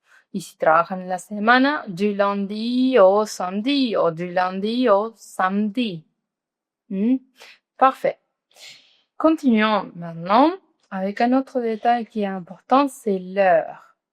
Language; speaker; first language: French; non-native, fluent; Spanish